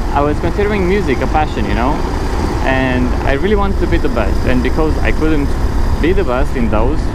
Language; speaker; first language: English; non-native, fluent; Romanian